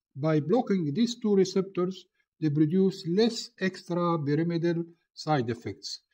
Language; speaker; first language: English; non-native, fluent; Arabic